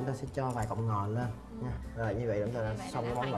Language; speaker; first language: Vietnamese; native; Vietnamese